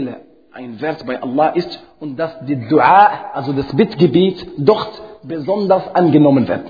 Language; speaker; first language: German; non-native, fluent; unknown